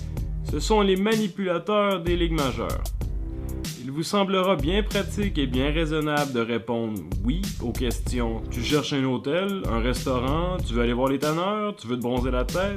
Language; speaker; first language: French; native; French